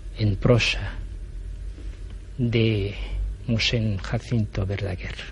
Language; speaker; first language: Spanish; non-native, local second language; Catalan